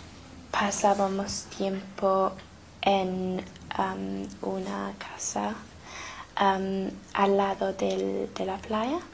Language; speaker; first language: Spanish; non-native, learner; English